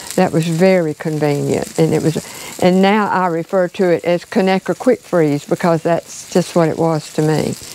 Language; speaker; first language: English; native; English